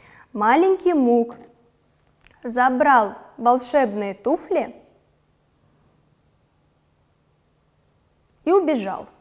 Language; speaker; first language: Russian; non-native, local second language; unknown